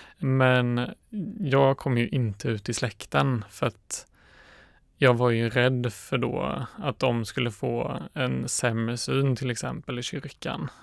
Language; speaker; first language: Swedish; native; Swedish